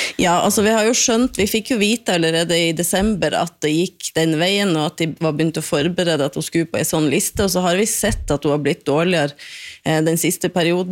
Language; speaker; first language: Norwegian; native; Norwegian